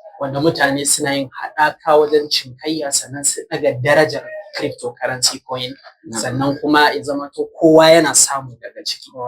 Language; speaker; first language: Hausa; native; Hausa